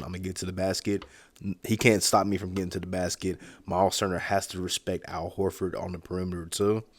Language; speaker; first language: English; native; English